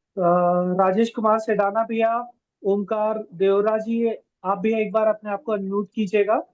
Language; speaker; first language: Hindi; native; Hindi